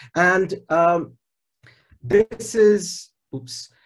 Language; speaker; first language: English; non-native, local second language; Hindi